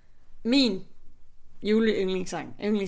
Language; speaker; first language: Danish; native; Danish